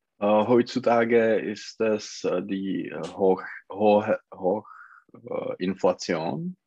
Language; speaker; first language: German; non-native, learner; Czech